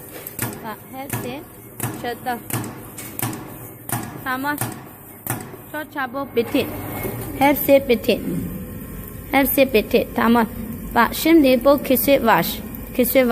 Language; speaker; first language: Turkish; non-native, learner; Chinese